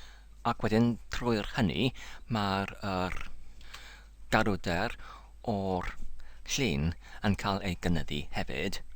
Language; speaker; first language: Welsh; non-native, learner; English